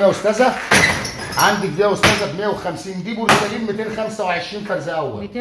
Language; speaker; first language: Arabic; native; Arabic